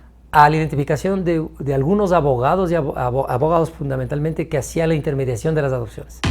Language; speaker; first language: Spanish; native; Spanish